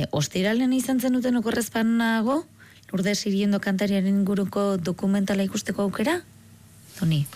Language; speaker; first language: Basque; native; Basque